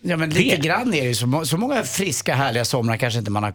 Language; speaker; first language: Swedish; native; Swedish